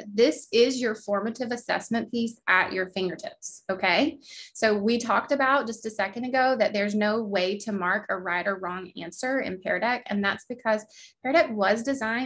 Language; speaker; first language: English; native; English